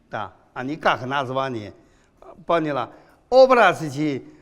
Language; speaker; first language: Russian; non-native, learner; Chinese